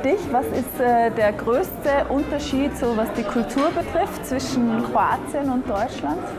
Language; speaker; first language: German; native; German